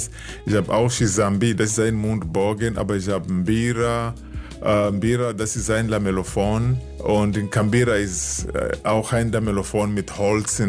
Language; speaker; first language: German; non-native, learner; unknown